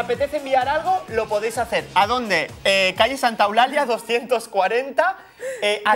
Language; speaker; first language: Spanish; native; Spanish